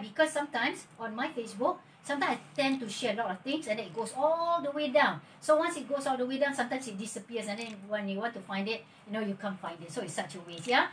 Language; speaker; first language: English; non-native, local second language; Malay